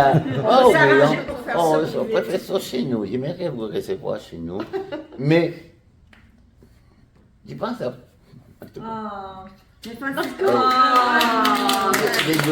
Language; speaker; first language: French; non-native, fluent; Spanish